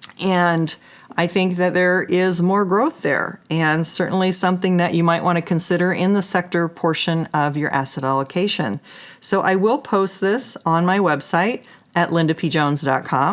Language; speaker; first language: English; native; English